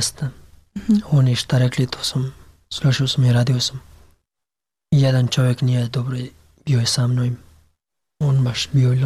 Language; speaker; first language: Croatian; non-native, learner; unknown